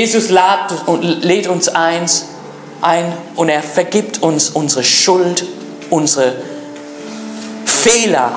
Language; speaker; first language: German; non-native, fluent; English